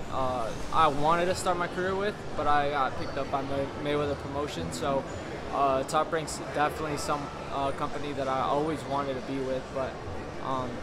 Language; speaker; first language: English; native; English